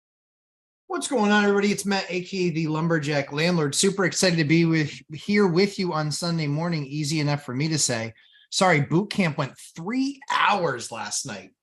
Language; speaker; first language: English; native; English